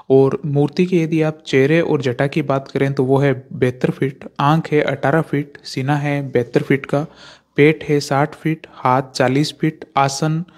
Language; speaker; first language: Hindi; native; Hindi